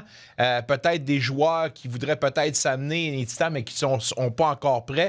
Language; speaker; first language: French; native; French